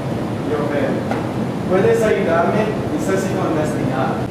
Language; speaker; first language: Spanish; non-native, learner; English